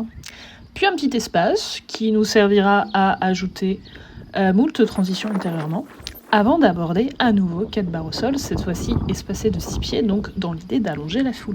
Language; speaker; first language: French; native; French